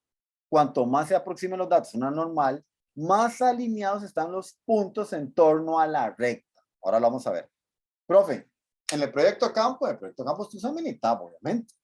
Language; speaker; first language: Spanish; native; Spanish